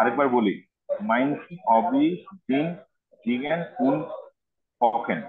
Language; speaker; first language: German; non-native, learner; Bangla